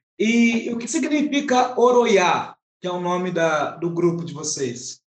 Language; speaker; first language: Portuguese; native; Portuguese